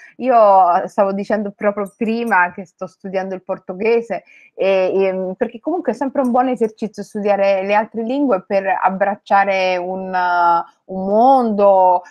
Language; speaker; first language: Italian; early bilingual, other home language; Somali